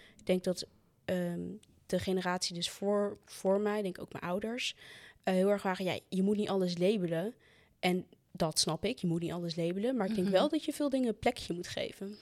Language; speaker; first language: Dutch; native; Dutch